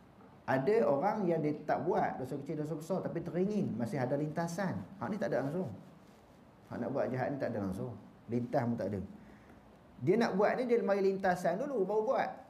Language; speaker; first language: Malay; native; Malay